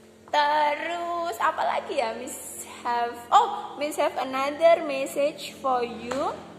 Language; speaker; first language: English; non-native, fluent; Indonesian